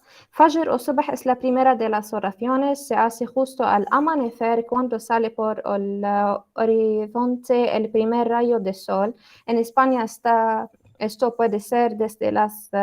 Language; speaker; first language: Spanish; non-native, learner; Arabic